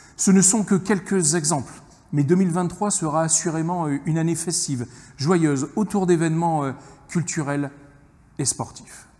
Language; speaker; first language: French; native; French